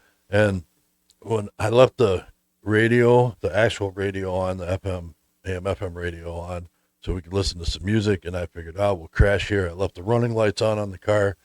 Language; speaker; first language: English; native; English